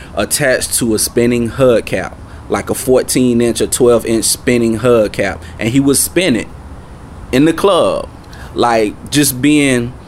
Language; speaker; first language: English; native; English